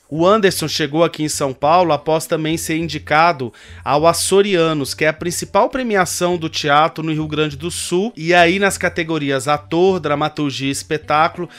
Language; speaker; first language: Portuguese; native; Portuguese